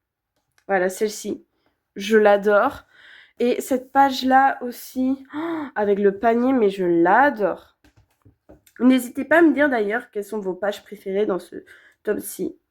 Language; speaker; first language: French; native; French